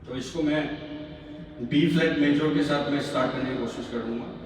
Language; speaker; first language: Hindi; non-native, local second language; Assamese